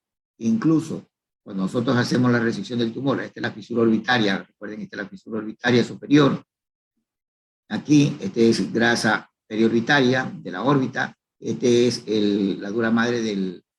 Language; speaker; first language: Spanish; native; Spanish